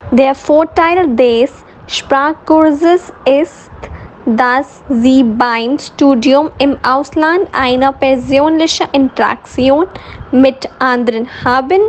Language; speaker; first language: German; non-native, learner; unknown